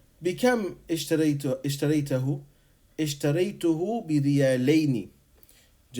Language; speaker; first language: Arabic; non-native, fluent; English